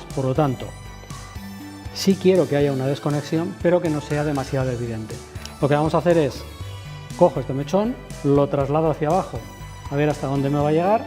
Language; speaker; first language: Spanish; native; Spanish